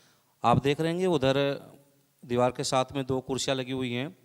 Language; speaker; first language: Hindi; native; Hindi